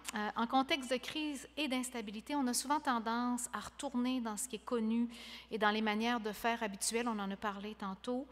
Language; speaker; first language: French; native; French